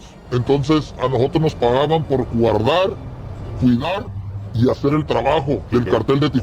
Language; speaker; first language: Spanish; native; Spanish